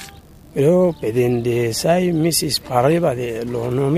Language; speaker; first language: Spanish; non-native, learner; Arabic